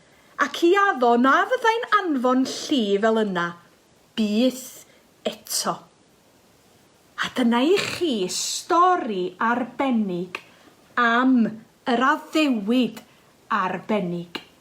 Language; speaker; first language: Welsh; native; Welsh